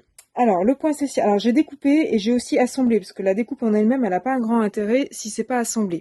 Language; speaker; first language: French; native; French